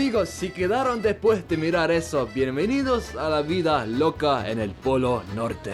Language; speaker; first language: Spanish; non-native, fluent; Estonian